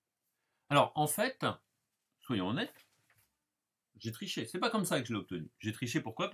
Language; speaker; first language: French; native; French